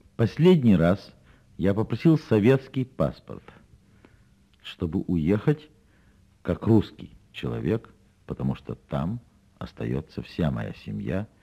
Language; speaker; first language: Russian; native; Russian